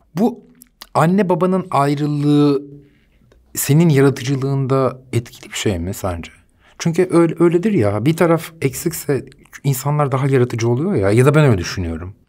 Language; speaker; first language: Turkish; native; Turkish